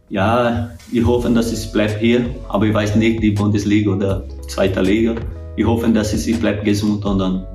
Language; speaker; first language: German; non-native, learner; Portuguese